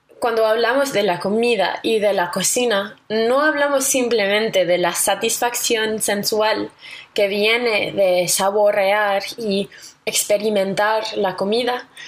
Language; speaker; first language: Spanish; non-native, learner; English